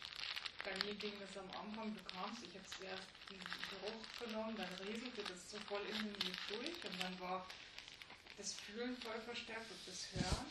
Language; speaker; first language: German; native; German